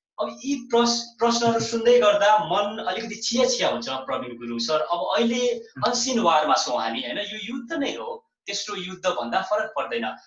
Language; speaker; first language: Nepali; native; Nepali